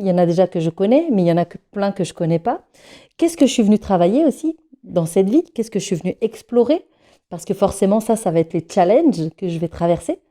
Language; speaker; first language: French; native; French